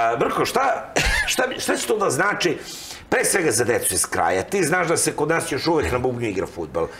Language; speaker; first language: Serbian; native; Serbian